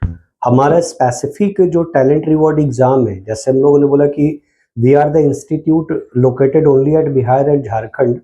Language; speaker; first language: Hindi; native; Hindi